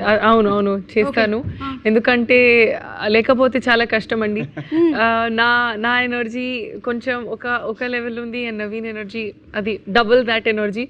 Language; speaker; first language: Telugu; non-native, learner; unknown